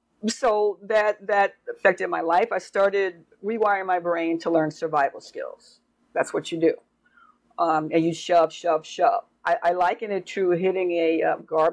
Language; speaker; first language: English; native; English